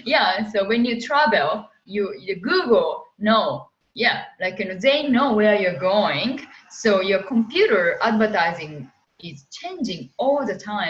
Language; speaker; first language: English; non-native, fluent; Japanese